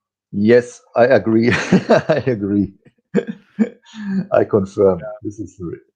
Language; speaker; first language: English; non-native, fluent; German